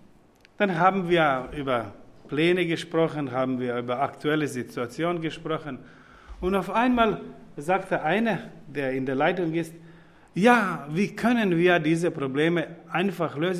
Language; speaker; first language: German; non-native, fluent; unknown